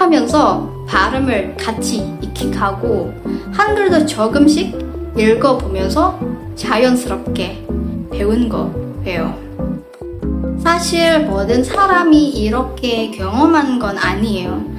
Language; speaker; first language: Korean; non-native, fluent; Indonesian